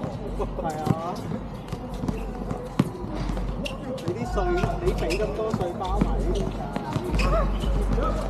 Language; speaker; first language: Cantonese; native; Cantonese